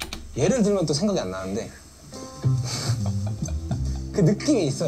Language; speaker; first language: Korean; native; Korean